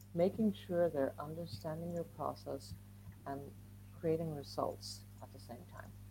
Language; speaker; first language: English; non-native, fluent; Swedish